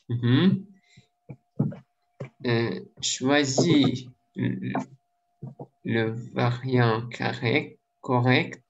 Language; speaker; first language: French; non-native, learner; Russian